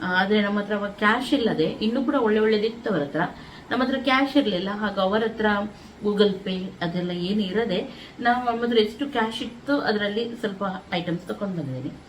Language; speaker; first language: Kannada; native; Kannada